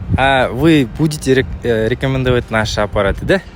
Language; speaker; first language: Russian; non-native, local second language; Kazakh